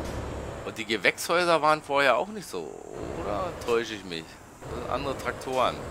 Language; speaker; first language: German; native; German